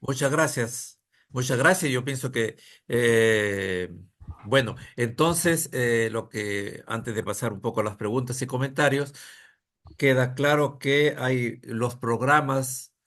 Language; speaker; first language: Spanish; native; Spanish